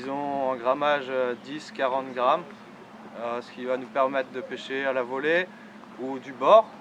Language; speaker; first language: French; native; French